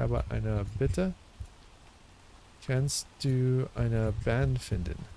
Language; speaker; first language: German; non-native, learner; English